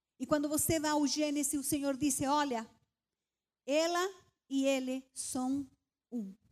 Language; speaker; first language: Portuguese; non-native, fluent; Spanish